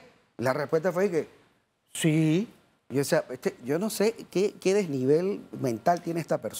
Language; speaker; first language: Spanish; native; Spanish